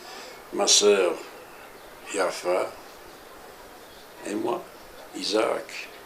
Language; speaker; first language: French; early bilingual, other home language; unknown